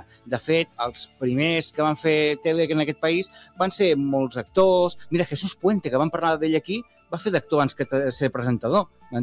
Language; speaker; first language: Catalan; native; Catalan